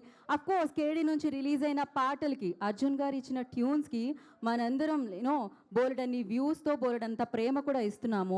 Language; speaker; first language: Telugu; native; Telugu